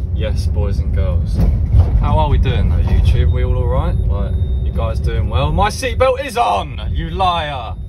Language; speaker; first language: English; native; English